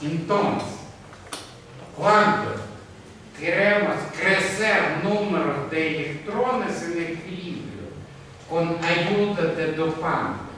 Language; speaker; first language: Spanish; non-native, fluent; Russian